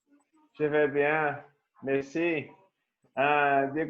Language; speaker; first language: French; non-native, learner; Portuguese